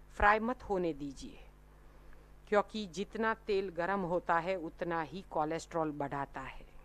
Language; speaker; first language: Hindi; non-native, local second language; Gujarati